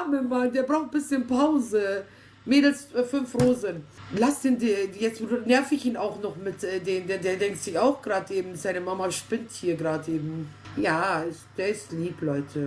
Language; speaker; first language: German; native; German